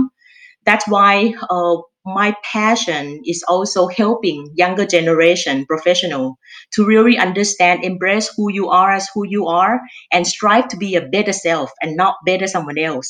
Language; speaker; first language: English; non-native, fluent; Thai